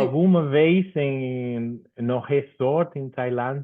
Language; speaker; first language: Portuguese; non-native, fluent; Spanish